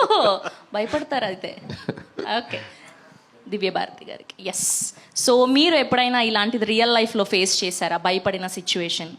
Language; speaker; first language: Telugu; native; Telugu